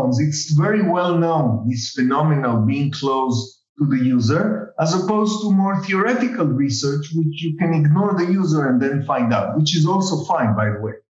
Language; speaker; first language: English; non-native, fluent; Spanish